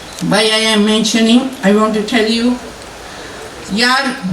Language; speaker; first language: English; non-native, local second language; Tamil